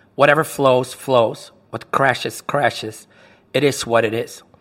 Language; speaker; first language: English; non-native, fluent; Swedish